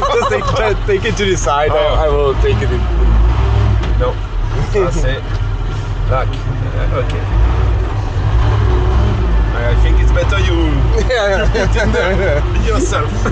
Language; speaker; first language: English; non-native, learner; French